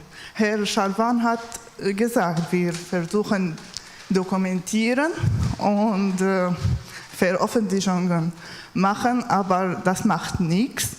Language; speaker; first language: German; non-native, learner; Kurdish